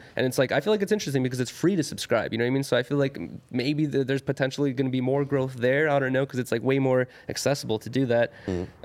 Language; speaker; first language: English; native; English